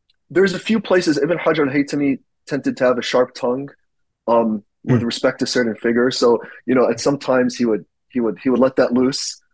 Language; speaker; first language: English; native; English